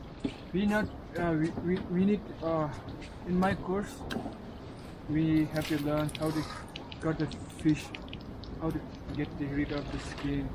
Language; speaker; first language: English; non-native, local second language; Nepali